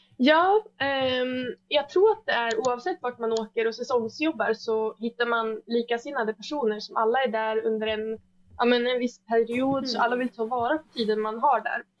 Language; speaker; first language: Swedish; native; Swedish